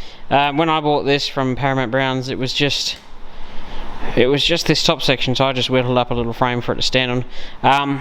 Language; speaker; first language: English; native; English